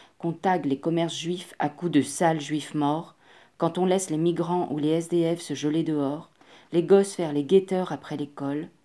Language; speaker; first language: French; native; French